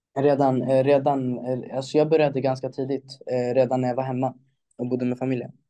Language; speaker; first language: Swedish; early bilingual, other home language; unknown